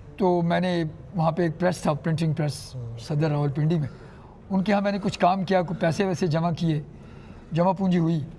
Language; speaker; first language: Urdu; non-native, local second language; Punjabi